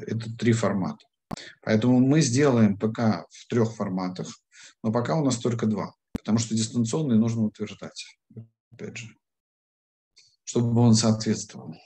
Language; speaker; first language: Russian; native; Russian